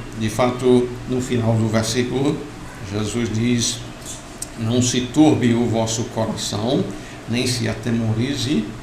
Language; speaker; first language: Portuguese; non-native, fluent; English